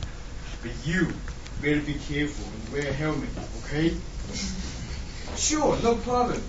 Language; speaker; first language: English; non-native, fluent; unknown